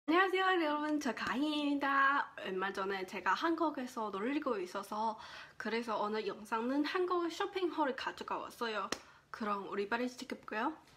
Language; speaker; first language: Korean; non-native, learner; Chinese